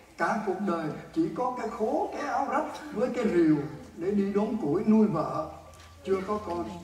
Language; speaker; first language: Vietnamese; native; Vietnamese